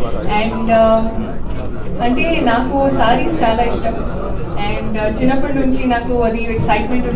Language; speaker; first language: Telugu; non-native, learner; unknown